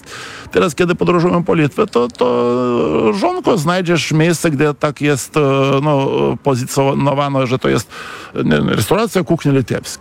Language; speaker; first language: Polish; non-native, fluent; Lithuanian